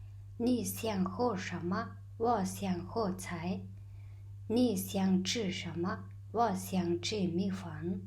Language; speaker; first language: Chinese; non-native, fluent; Mongolian